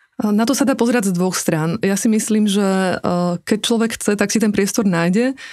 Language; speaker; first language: Slovak; native; Slovak